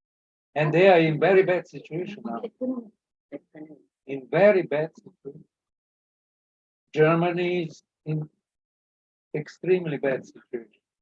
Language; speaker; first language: English; non-native, learner; Serbian